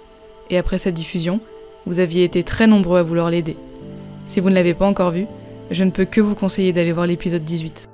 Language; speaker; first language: French; native; French